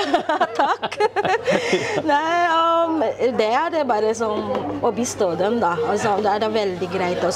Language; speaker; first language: Norwegian; non-native, fluent; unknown